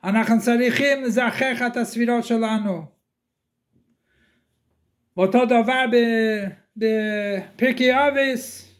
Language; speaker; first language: Hebrew; non-native, fluent; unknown